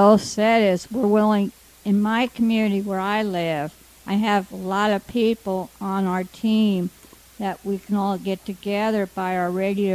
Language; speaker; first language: English; native; English